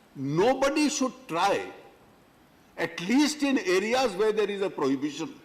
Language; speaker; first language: English; non-native, local second language; Hindi